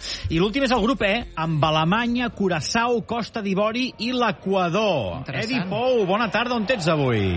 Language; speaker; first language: Catalan; native; Catalan